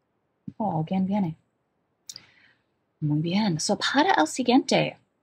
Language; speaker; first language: Spanish; non-native, fluent; English